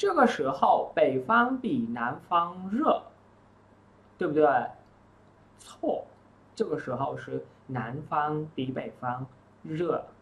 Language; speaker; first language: Chinese; non-native, fluent; Vietnamese